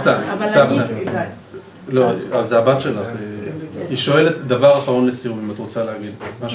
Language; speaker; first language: Hebrew; native; Hebrew